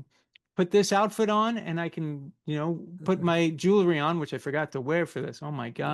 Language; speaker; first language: English; native; English